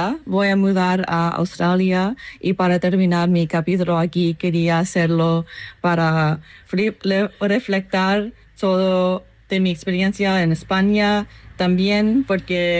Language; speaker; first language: Spanish; non-native, fluent; English